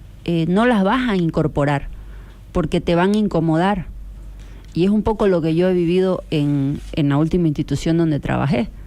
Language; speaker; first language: Spanish; native; Spanish